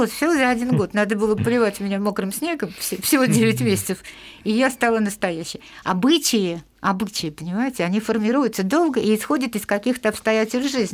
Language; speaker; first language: Russian; native; Russian